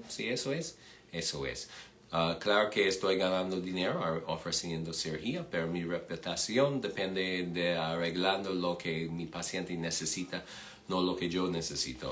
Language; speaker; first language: Spanish; non-native, fluent; English